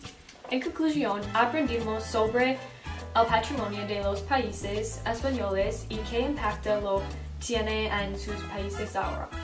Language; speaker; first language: Spanish; non-native, learner; English